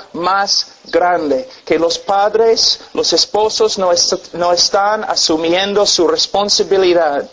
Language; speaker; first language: Spanish; non-native, fluent; English